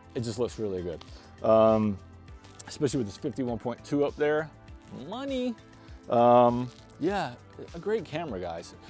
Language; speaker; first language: English; native; English